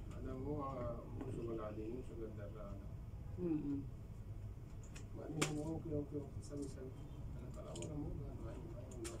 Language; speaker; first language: Arabic; non-native, learner; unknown